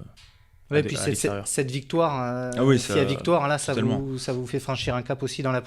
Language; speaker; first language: French; native; French